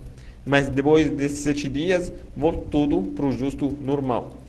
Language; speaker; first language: Portuguese; non-native, fluent; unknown